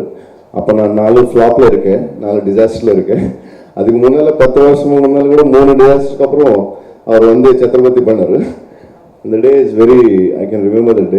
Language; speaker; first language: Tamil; non-native, learner; Telugu